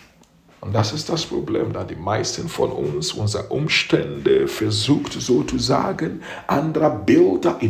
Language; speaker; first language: German; non-native, fluent; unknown